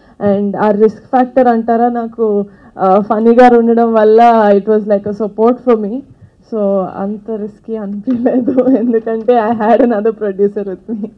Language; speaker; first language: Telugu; native; Telugu